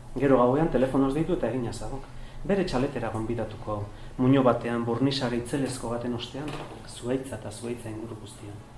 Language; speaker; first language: Basque; native; Basque